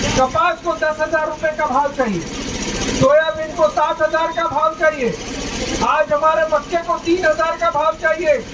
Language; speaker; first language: Hindi; native; Hindi